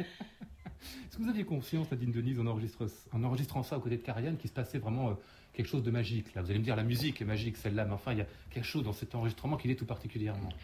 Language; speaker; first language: French; native; French